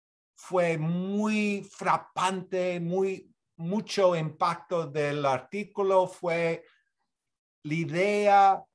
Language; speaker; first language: Spanish; non-native, fluent; English